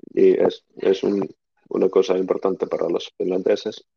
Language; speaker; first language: Spanish; non-native, learner; Finnish